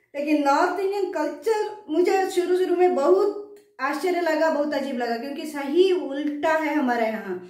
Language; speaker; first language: Hindi; non-native, local second language; Kannada